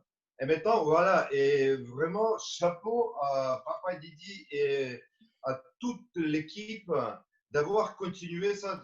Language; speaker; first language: French; non-native, fluent; Romanian